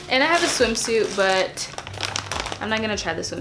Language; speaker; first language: English; native; English